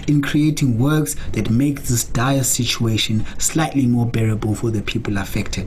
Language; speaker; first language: English; non-native, local second language; Xhosa